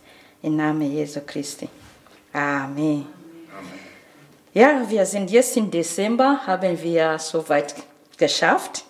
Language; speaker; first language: German; non-native, learner; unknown